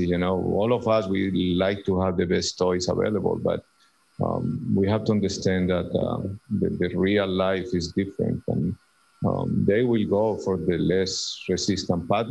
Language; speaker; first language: English; non-native, fluent; Spanish